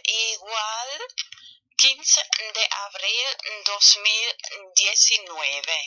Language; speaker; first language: Spanish; non-native, fluent; German